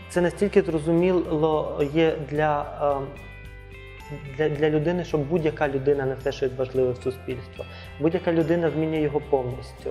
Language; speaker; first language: Ukrainian; native; Ukrainian